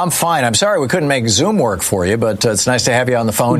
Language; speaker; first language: English; native; English